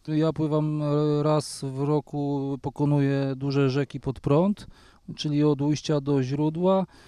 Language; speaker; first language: Polish; native; Polish